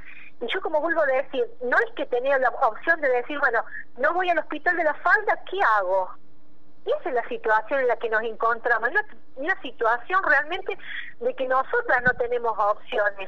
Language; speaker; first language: Spanish; native; Spanish